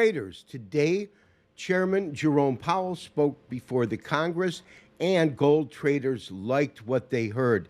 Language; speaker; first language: English; native; English